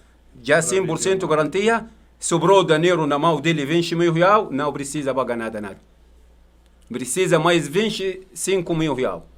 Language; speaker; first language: Portuguese; non-native, learner; Arabic